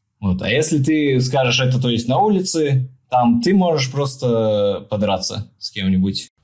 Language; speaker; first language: Russian; non-native, local second language; Tajik